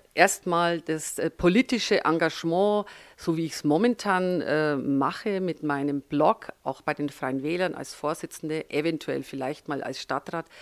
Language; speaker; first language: German; native; German